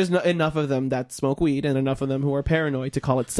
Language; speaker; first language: English; native; English